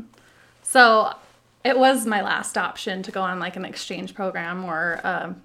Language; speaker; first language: English; native; English